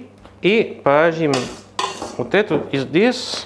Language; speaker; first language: Russian; non-native, learner; French